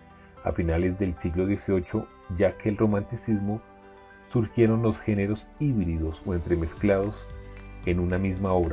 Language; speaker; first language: Spanish; native; Spanish